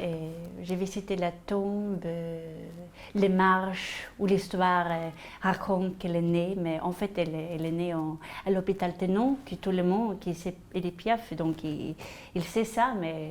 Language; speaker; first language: French; non-native, fluent; Swedish